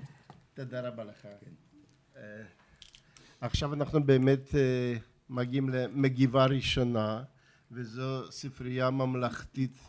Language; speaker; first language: Hebrew; non-native, fluent; Russian